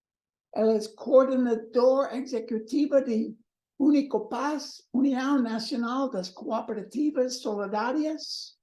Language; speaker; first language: Portuguese; non-native, learner; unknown